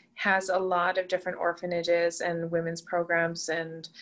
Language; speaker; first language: English; native; English